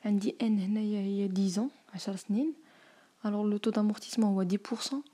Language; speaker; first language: French; non-native, local second language; Arabic